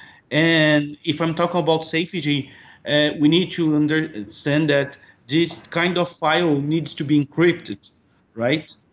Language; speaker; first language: English; non-native, fluent; Portuguese